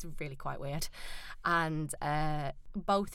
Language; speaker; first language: English; native; English